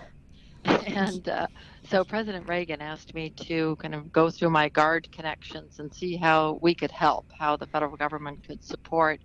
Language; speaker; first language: English; native; English